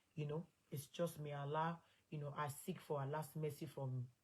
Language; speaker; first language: English; non-native, local second language; Yoruba